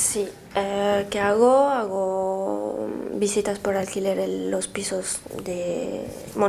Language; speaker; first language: Spanish; non-native, learner; French